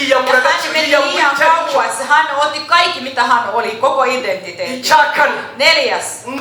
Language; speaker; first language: Finnish; non-native, learner; Kinyarwanda